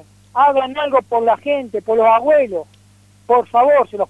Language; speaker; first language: Spanish; native; Spanish